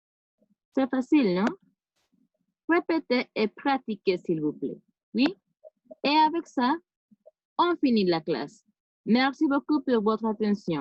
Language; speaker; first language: French; non-native, fluent; Spanish